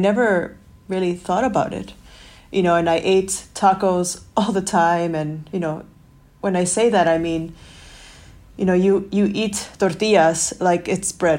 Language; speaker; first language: English; native; English